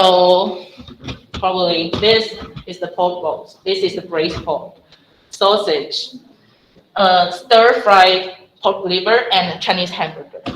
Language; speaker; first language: English; non-native, fluent; Chinese